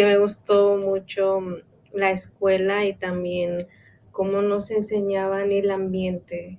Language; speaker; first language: Spanish; non-native, local second language; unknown